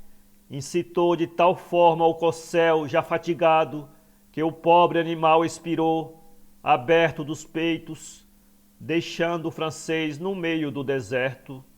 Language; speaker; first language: Portuguese; native; Portuguese